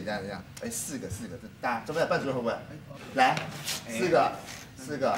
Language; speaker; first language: Chinese; native; Chinese